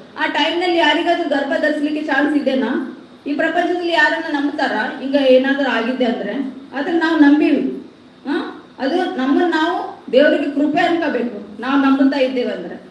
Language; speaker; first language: Kannada; non-native, local second language; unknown